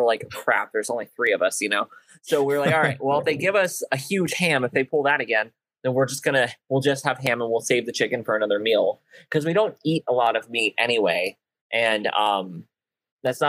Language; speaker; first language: English; native; English